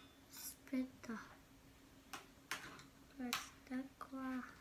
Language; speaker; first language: Italian; early bilingual, other home language; Filipino